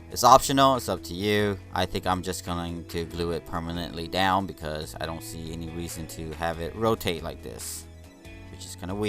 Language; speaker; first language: English; native; English